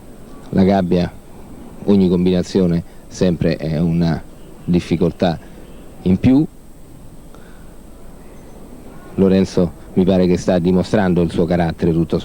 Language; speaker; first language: Italian; native; Italian